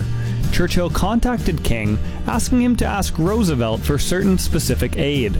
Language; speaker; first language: English; native; English